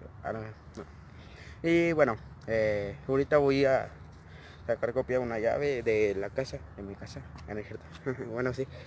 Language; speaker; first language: Spanish; native; Spanish